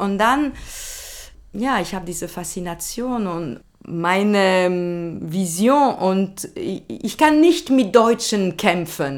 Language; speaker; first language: German; non-native, learner; French